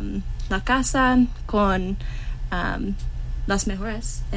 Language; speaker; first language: Spanish; non-native, learner; English